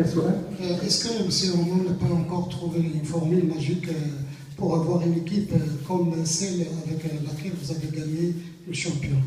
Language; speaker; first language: French; non-native, local second language; Arabic